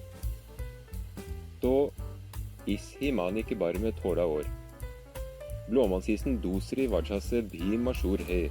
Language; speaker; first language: Hindi; non-native, fluent; Norwegian